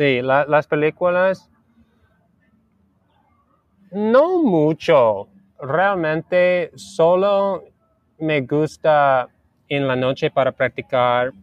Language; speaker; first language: Spanish; non-native, learner; English